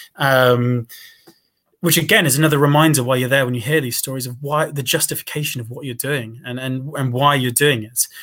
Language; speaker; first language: English; native; English